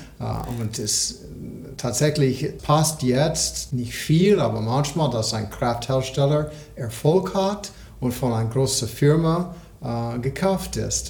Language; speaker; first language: German; non-native, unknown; English